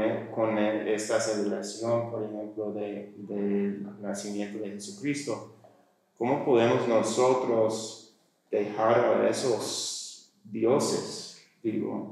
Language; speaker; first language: Spanish; non-native, fluent; English